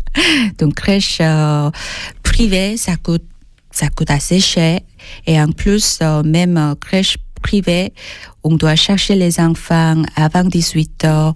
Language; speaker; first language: French; non-native, fluent; Korean